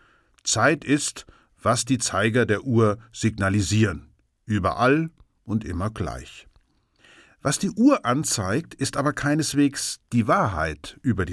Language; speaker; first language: German; native; German